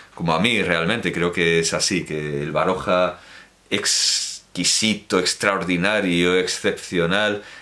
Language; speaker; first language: Spanish; native; Spanish